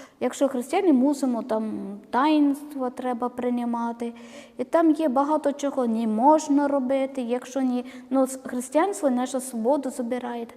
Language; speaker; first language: Ukrainian; non-native, learner; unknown